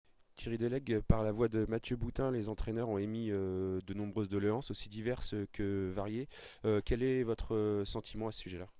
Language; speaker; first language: French; native; French